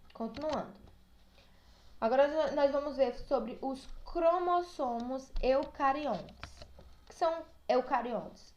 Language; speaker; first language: Portuguese; native; Portuguese